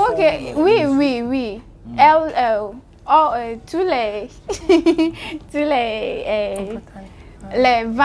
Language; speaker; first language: French; non-native, learner; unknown